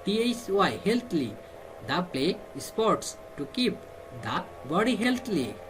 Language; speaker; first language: English; non-native, fluent; Bangla